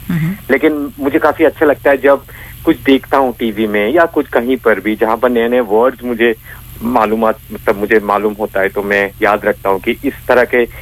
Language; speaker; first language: Hindi; non-native, local second language; Bangla